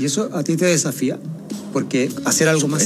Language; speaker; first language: Spanish; native; Spanish